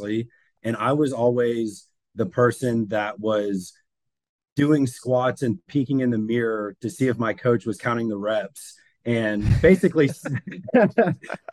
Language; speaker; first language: English; native; English